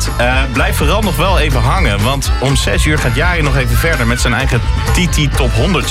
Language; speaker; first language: Dutch; native; Dutch